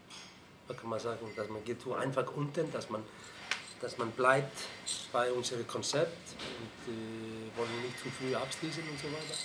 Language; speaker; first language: German; non-native, fluent; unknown